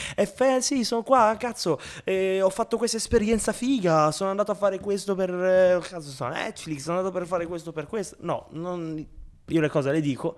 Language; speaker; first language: Italian; early bilingual, other home language; Arabic